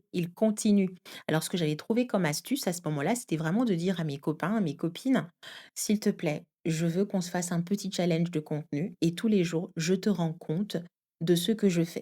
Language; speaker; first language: French; native; French